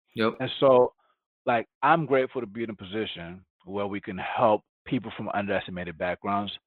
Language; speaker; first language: English; early bilingual, other home language; Spanish